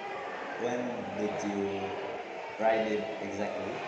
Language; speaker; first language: English; non-native, learner; Indonesian